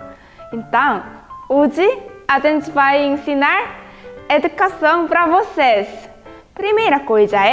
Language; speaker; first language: Portuguese; non-native, fluent; Korean